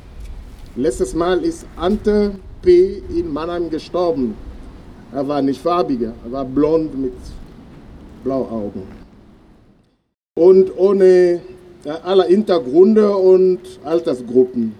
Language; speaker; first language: German; non-native, fluent; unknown